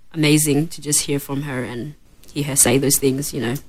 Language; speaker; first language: English; early bilingual, other home language; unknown